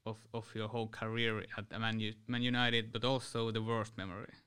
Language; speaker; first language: English; non-native, fluent; Finnish